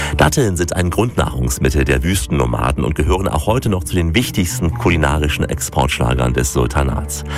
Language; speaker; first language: German; native; German